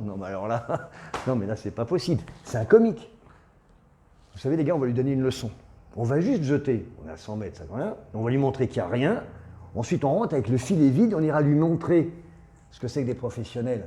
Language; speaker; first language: French; native; French